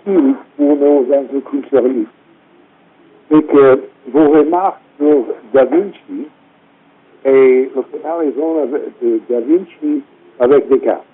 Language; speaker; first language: French; non-native, fluent; English